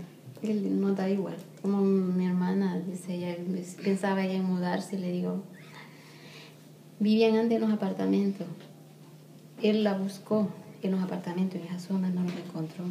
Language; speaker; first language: Spanish; native; Spanish